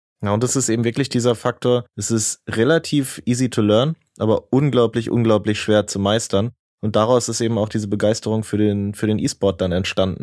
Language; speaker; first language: German; native; German